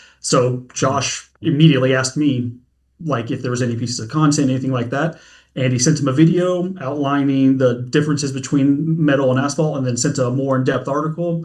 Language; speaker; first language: English; native; English